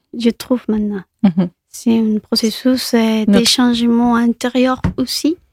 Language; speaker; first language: French; non-native, fluent; Spanish